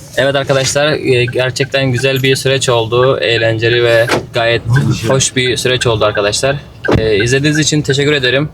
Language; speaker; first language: Turkish; native; Turkish